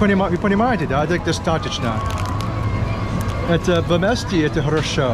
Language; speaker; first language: Russian; non-native, learner; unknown